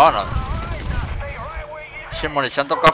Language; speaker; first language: Spanish; native; Spanish